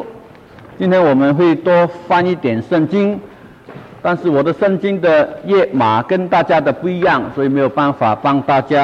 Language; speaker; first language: Chinese; non-native, local second language; Cantonese